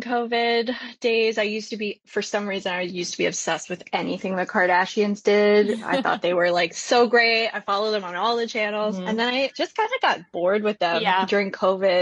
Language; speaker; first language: English; native; English